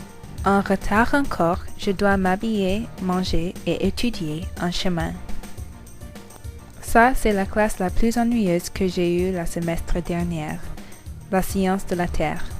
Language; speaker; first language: French; non-native, learner; English